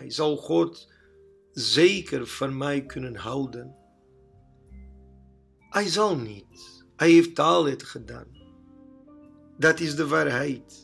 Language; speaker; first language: Dutch; non-native, learner; Portuguese